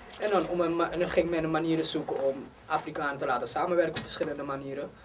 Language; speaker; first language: Dutch; early bilingual, other home language; Somali